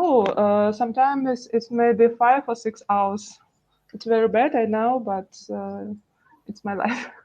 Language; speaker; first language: English; non-native, learner; Russian